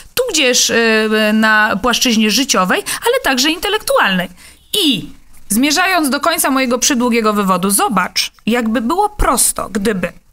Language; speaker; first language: Polish; native; Polish